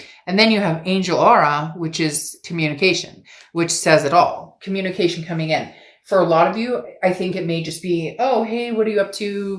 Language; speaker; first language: English; native; English